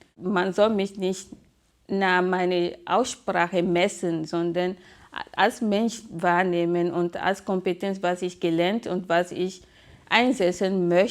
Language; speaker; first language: German; non-native, fluent; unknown